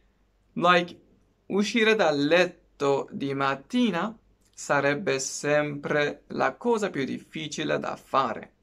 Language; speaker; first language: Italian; non-native, fluent; Persian